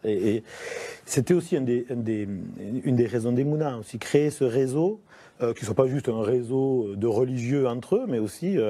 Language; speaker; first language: French; native; French